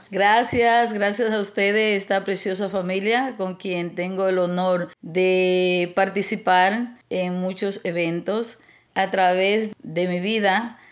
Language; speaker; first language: Spanish; native; Spanish